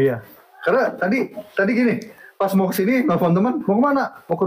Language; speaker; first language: Indonesian; native; Indonesian